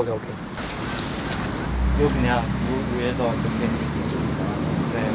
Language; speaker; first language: Korean; non-native, fluent; Chinese